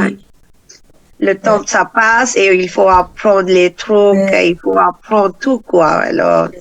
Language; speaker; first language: French; non-native, fluent; Tamil